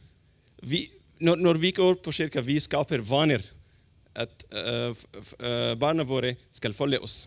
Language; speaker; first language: Norwegian; non-native, learner; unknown